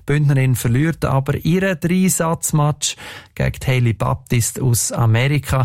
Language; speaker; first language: German; native; German